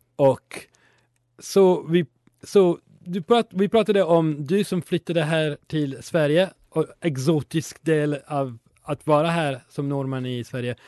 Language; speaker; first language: Swedish; non-native, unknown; Italian